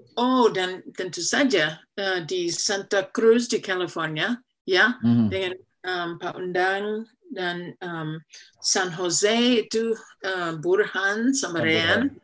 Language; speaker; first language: Indonesian; non-native, fluent; English